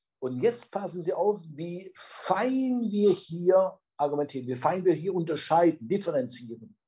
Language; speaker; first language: German; native; German